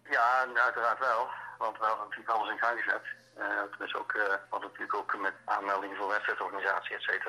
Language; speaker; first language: Dutch; native; Dutch